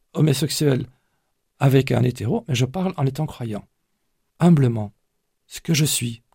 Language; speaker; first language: French; native; French